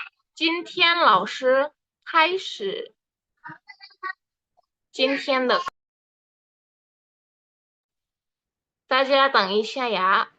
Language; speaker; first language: Chinese; non-native, fluent; Indonesian